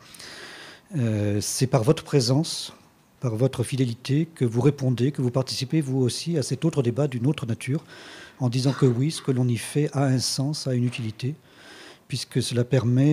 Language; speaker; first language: French; native; French